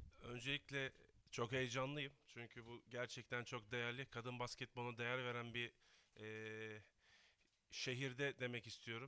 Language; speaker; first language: Turkish; native; Turkish